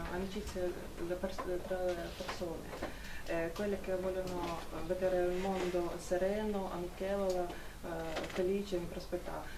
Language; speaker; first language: Italian; non-native, learner; Ukrainian